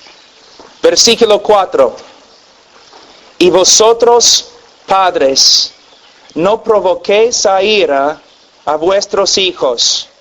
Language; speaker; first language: Spanish; non-native, fluent; English